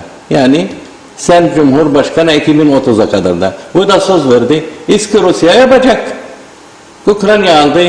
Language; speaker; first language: Turkish; non-native, learner; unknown